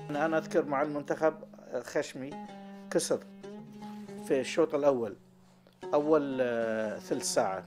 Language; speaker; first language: Arabic; native; Arabic